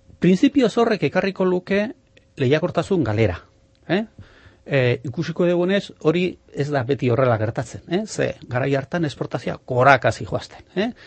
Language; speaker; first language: Basque; non-native, local second language; Spanish